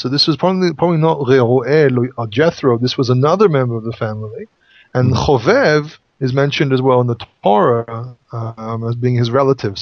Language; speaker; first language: English; non-native, fluent; Hebrew